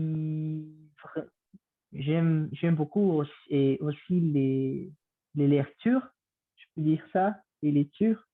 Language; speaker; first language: French; non-native, learner; Spanish